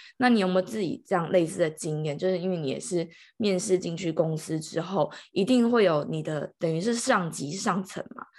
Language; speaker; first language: Chinese; native; Chinese